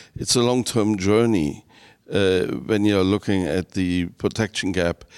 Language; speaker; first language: English; non-native, fluent; German